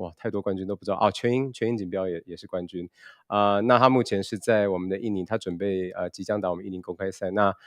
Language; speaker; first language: Chinese; early bilingual, other home language; Indonesian